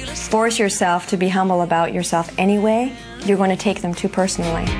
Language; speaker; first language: English; native; English